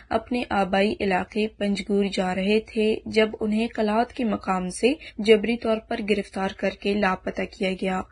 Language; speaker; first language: Urdu; non-native, local second language; Baluchi